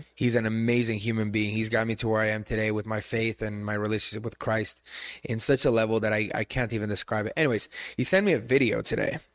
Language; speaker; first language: English; non-native, fluent; Spanish